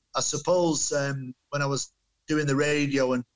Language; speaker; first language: English; native; English